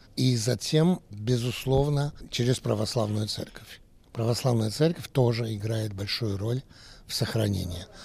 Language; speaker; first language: Russian; early bilingual, heritage; Russian